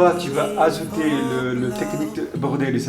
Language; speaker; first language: French; non-native, learner; Korean